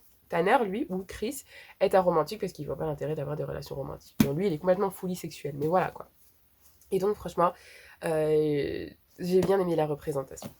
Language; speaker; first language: French; native; French